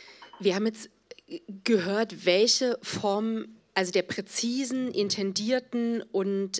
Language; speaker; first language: German; native; German